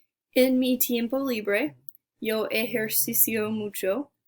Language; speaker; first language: Spanish; non-native, learner; English